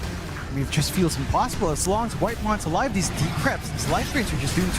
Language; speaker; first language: English; native; English